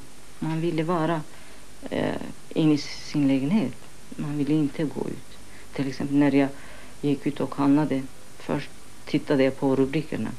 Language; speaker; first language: Swedish; non-native, fluent; Kurdish